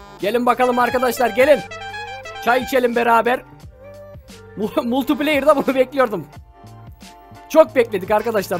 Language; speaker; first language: Turkish; native; Turkish